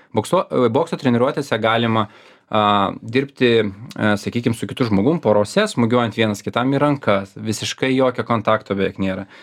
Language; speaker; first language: Lithuanian; non-native, local second language; Russian